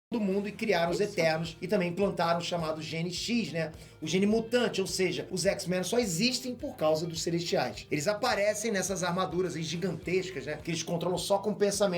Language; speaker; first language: Portuguese; native; Portuguese